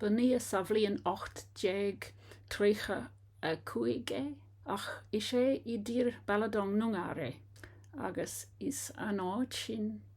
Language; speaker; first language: Irish; non-native, learner; English